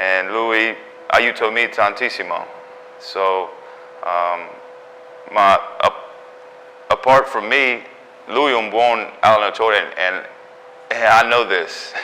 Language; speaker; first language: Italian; non-native, learner; English